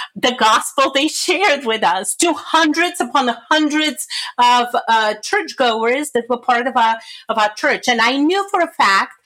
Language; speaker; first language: English; non-native, fluent; Bulgarian